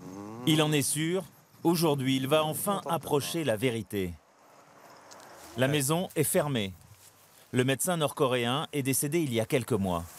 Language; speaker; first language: French; native; French